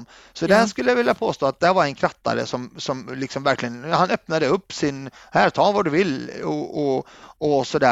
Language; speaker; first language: Swedish; early bilingual, other home language; Arabic